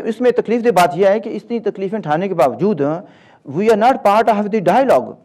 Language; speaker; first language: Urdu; non-native, local second language; Punjabi